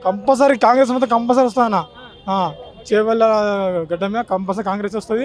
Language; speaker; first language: Telugu; native; Telugu